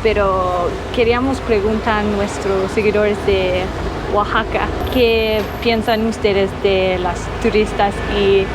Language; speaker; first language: Spanish; non-native, learner; English